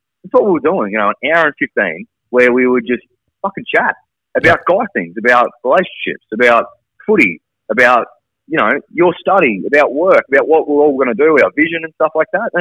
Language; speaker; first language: English; native; English